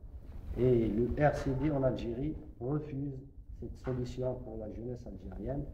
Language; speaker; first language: French; non-native, local second language; Kabyle